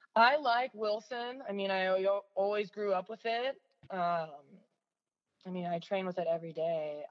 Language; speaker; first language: English; native; English